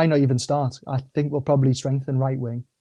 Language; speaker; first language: English; native; English